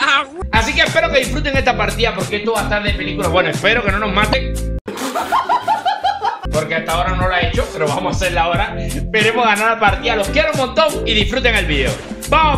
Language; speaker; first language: Spanish; native; Spanish